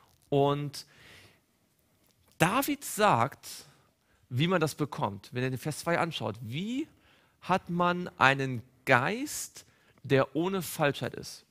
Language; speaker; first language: German; native; German